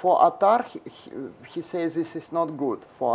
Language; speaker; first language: English; non-native, learner; Russian